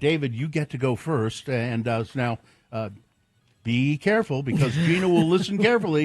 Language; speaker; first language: English; native; English